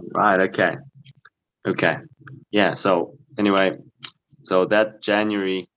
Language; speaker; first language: English; early bilingual, other home language; Korean